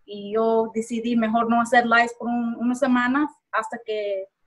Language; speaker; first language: Spanish; early bilingual, heritage; Spanish